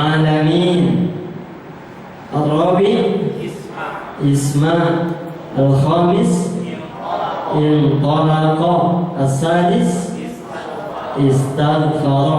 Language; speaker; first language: Arabic; non-native, fluent; Indonesian